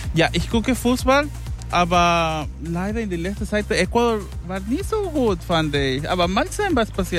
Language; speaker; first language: German; non-native, fluent; Spanish